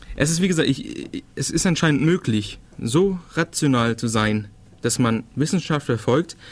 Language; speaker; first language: German; non-native, fluent; Danish